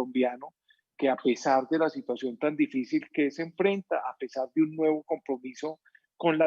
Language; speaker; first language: Spanish; native; Spanish